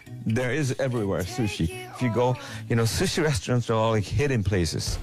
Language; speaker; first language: English; non-native, fluent; Japanese